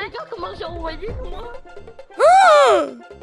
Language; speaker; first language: French; native; French